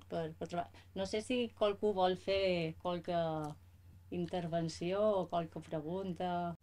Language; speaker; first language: Catalan; native; Catalan